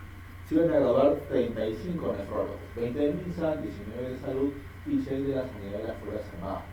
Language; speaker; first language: Spanish; native; Spanish